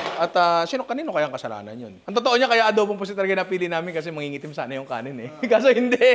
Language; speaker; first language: Filipino; native; Filipino